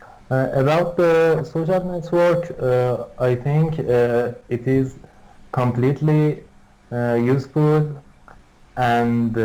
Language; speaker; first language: English; non-native, learner; Persian